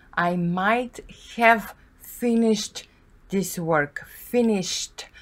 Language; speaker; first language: English; non-native, fluent; Bulgarian